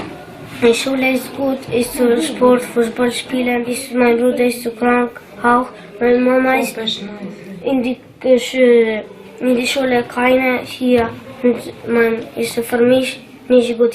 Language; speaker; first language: German; non-native, learner; Albanian